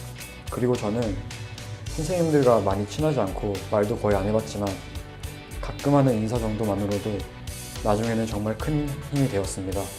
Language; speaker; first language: Korean; native; Korean